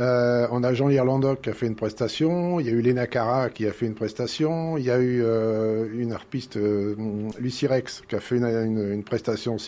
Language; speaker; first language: French; native; French